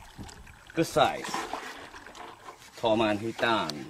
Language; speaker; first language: English; non-native, learner; Indonesian